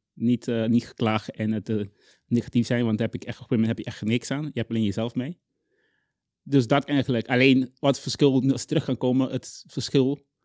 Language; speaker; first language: Dutch; non-native, local second language; Papiamento